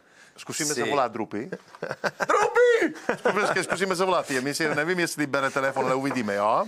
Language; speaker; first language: Czech; non-native, learner; Italian